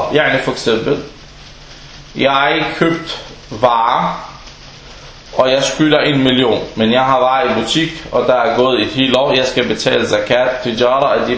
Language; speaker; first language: Danish; non-native, local second language; Arabic